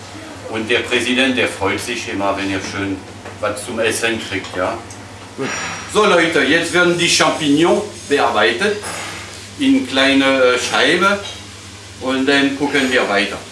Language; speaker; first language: German; non-native, fluent; French